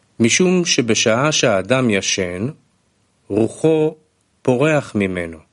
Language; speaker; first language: Hebrew; non-native, fluent; Russian